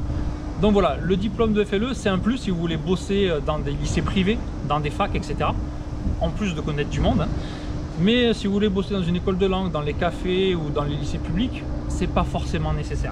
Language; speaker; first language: French; native; French